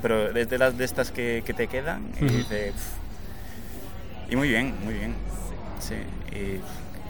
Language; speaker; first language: Spanish; native; Spanish